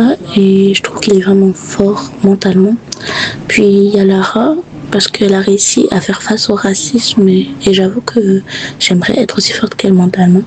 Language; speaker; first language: French; native; French